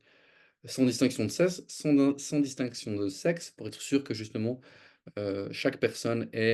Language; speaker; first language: French; native; French